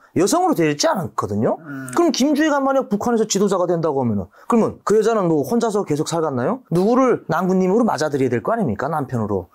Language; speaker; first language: Korean; native; Korean